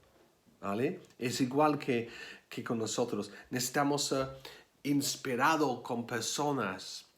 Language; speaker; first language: Spanish; non-native, fluent; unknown